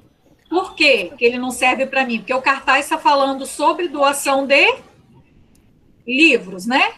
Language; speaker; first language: Portuguese; native; Portuguese